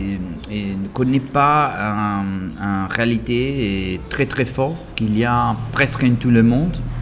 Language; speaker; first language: French; non-native, learner; Italian